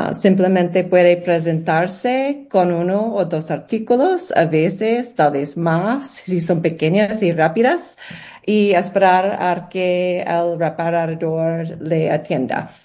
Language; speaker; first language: Spanish; non-native, learner; English